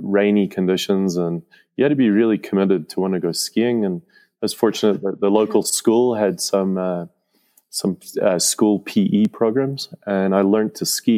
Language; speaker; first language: English; native; English